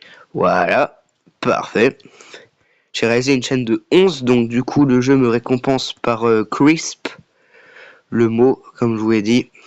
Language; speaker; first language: French; native; French